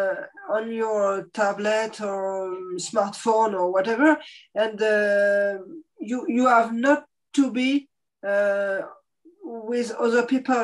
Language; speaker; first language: English; non-native, fluent; French